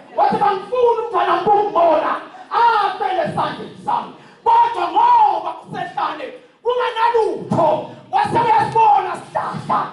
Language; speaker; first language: Zulu; non-native, local second language; Swati